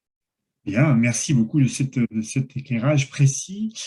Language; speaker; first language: French; native; French